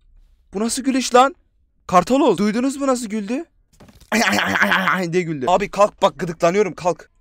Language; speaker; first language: Turkish; native; Turkish